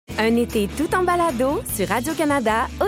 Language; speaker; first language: French; native; French